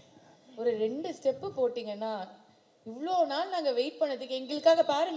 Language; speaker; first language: Tamil; native; Tamil